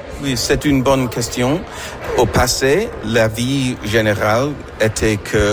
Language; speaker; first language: French; non-native, learner; English